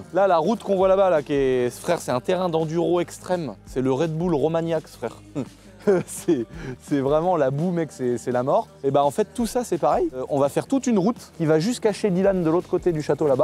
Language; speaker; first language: French; native; French